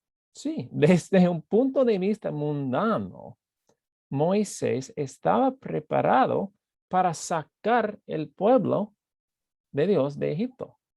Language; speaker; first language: Spanish; non-native, fluent; English